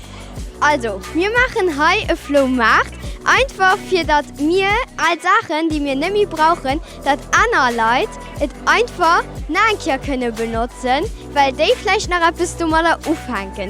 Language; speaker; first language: German; non-native, local second language; Luxembourgish